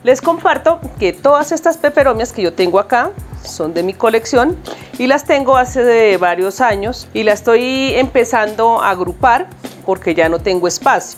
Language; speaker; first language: Spanish; native; Spanish